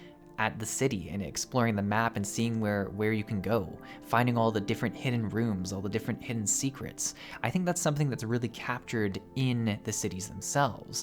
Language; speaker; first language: English; native; English